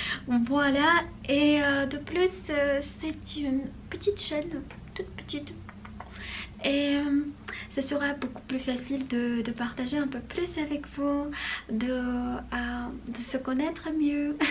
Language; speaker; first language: French; non-native, fluent; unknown